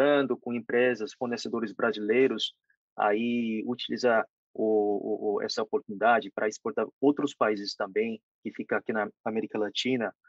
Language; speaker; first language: Portuguese; non-native, fluent; Korean